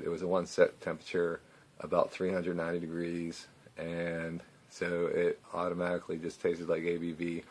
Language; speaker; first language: English; native; English